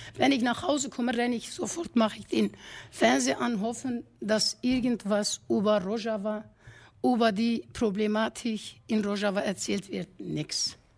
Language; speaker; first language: German; non-native, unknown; Kurdish